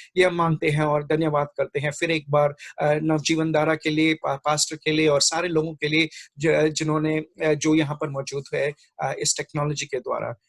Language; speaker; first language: Hindi; non-native, local second language; Marathi